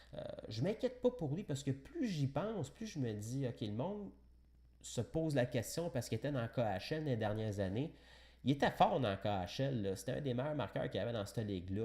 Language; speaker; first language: French; native; French